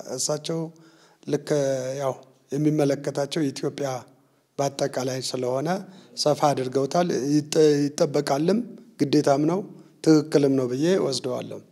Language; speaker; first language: Amharic; non-native, local second language; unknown